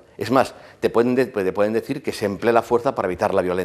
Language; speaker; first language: Spanish; native; Spanish